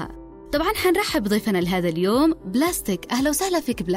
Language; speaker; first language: Arabic; native; Arabic